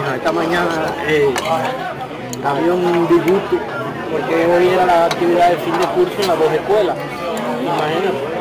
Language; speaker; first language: Spanish; native; Spanish